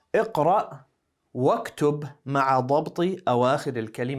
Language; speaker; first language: Arabic; non-native, fluent; English